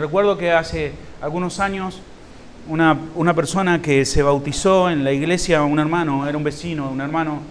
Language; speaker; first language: Spanish; native; Spanish